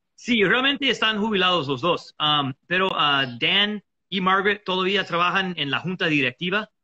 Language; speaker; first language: Spanish; non-native, fluent; English